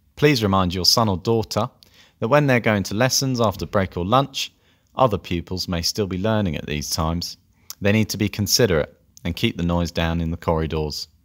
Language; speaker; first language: English; native; English